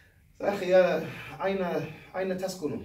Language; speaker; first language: Arabic; non-native, learner; English